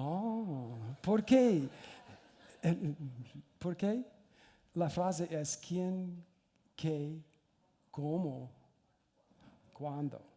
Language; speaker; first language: Spanish; non-native, learner; English